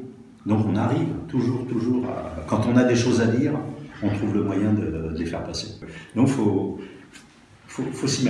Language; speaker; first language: French; native; French